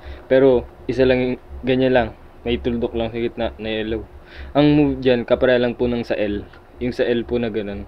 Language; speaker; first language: Filipino; native; Filipino